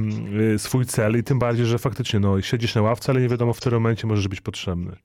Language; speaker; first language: Polish; native; Polish